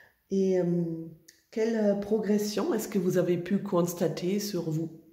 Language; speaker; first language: French; native; French